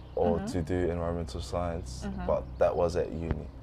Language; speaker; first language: English; early bilingual, other home language; Tongan